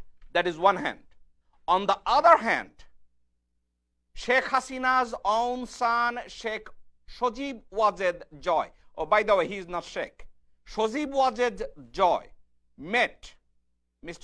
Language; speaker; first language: English; non-native, fluent; Bangla